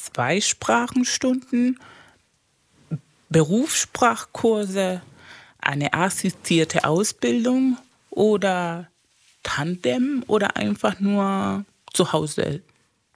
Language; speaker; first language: German; non-native, fluent; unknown